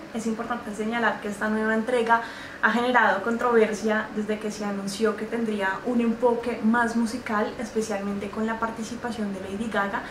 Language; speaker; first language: Spanish; native; Spanish